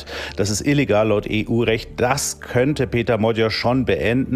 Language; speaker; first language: German; native; German